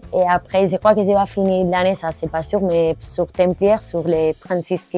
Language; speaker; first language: French; non-native, learner; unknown